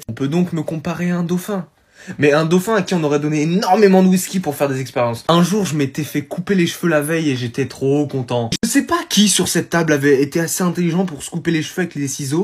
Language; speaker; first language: French; native; French